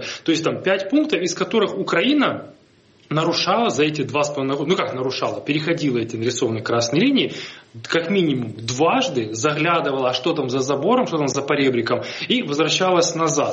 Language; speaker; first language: Russian; native; Russian